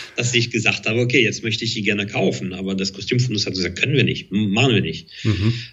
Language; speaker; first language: German; non-native, fluent; French